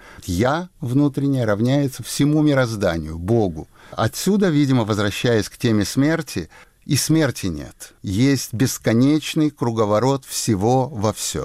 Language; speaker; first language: Russian; native; Russian